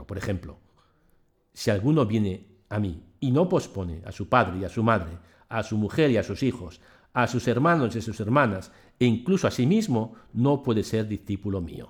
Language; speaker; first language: Spanish; native; Spanish